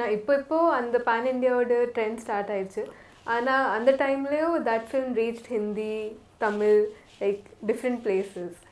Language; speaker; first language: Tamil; non-native, learner; Tulu